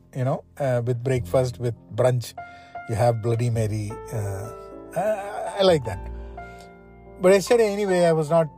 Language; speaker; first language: English; non-native, local second language; Malayalam